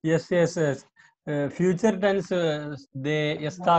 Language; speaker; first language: English; non-native, local second language; Hindi